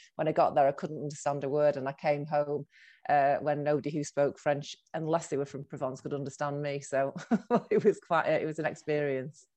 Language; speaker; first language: English; native; English